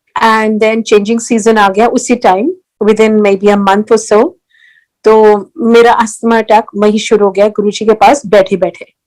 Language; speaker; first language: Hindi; early bilingual, heritage; Hindi